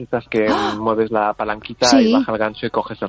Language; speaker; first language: Spanish; native; Spanish